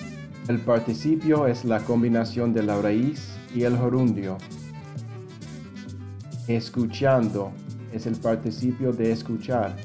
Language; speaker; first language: Spanish; non-native, fluent; English